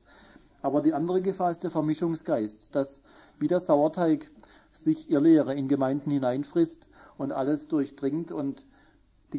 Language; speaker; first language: German; native; German